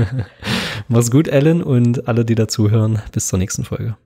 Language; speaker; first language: German; native; German